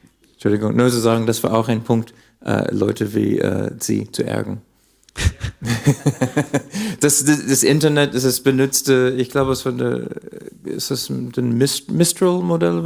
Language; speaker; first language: German; non-native, learner; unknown